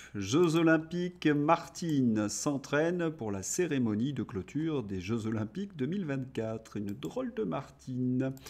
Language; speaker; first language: French; native; French